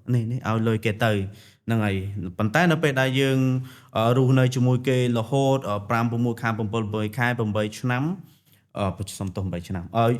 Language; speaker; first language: Khmer; non-native, local second language; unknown